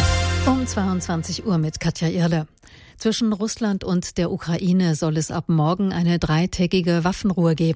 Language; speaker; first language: German; native; German